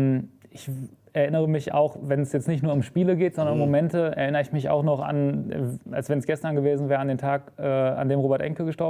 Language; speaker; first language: German; native; German